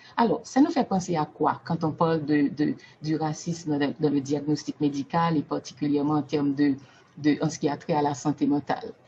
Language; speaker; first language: French; non-native, local second language; Haitian Creole